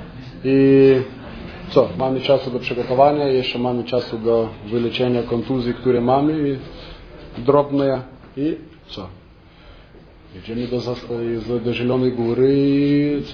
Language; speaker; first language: Polish; non-native, fluent; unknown